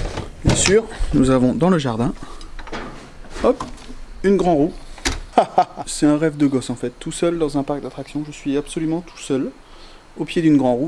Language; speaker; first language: French; native; French